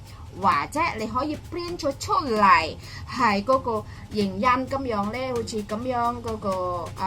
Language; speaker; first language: Cantonese; non-native, fluent; Indonesian